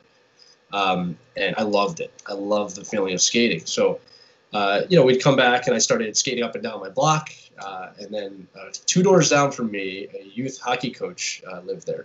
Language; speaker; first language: English; native; English